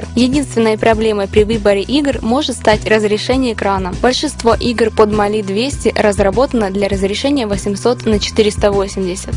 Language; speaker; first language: Russian; native; Russian